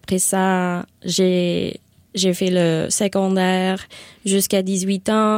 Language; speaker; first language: French; non-native, local second language; Spanish